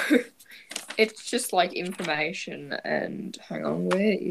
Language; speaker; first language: English; native; English